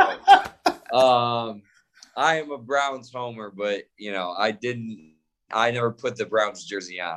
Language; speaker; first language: English; native; English